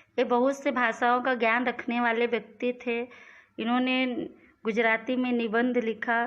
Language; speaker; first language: Hindi; non-native, local second language; Gujarati